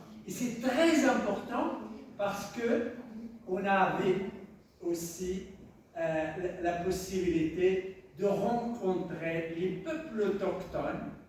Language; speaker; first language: French; non-native, local second language; Tachelhit